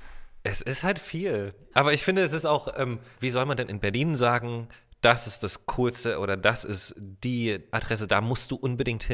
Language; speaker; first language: German; native; German